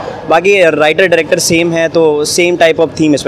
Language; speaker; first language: Hindi; native; Hindi